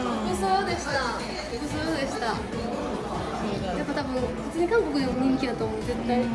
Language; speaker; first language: Japanese; native; Japanese